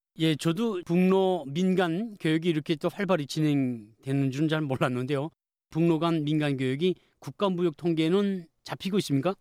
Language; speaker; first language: Korean; native; Korean